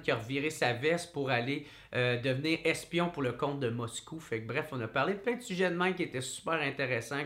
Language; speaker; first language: French; native; French